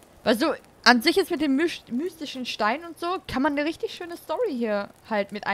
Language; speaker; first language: German; native; German